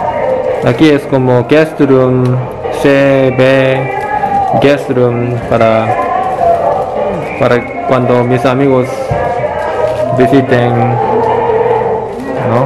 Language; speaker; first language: Spanish; non-native, fluent; Korean